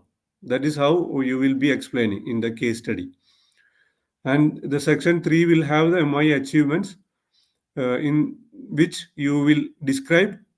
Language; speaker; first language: English; non-native, local second language; Malayalam